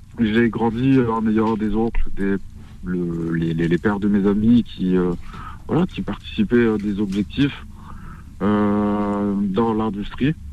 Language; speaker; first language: French; early bilingual, other home language; Arabic